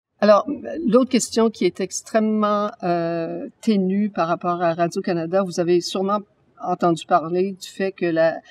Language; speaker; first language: French; native; French